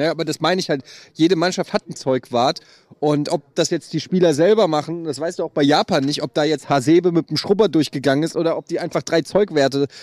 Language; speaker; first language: German; native; German